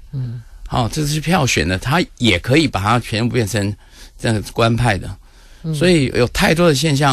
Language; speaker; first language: Chinese; native; Chinese